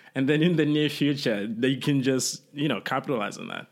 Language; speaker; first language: English; non-native, local second language; Kinyarwanda